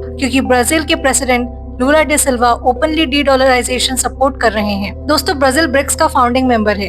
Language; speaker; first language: Hindi; native; Hindi